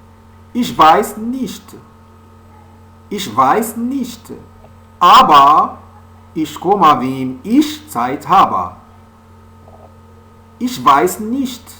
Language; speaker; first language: German; non-native, fluent; French